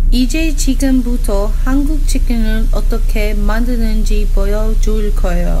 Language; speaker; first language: Korean; non-native, learner; English